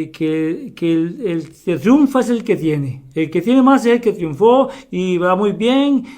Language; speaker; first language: Spanish; native; Spanish